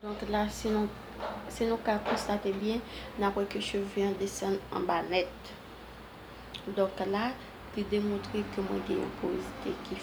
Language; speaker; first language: French; non-native, local second language; Haitian Creole